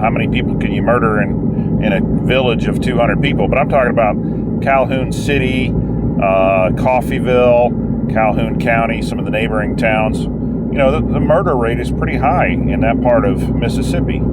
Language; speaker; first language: English; native; English